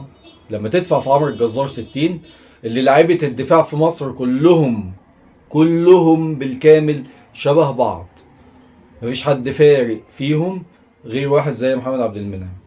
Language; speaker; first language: Arabic; native; Arabic